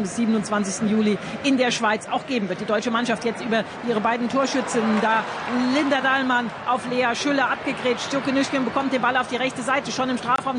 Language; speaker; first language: German; native; German